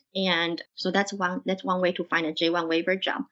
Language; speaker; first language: English; non-native, fluent; Chinese